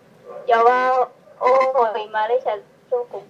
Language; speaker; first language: Cantonese; non-native, learner; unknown